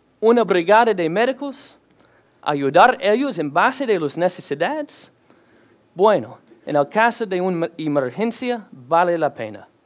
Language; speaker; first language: Spanish; non-native, learner; English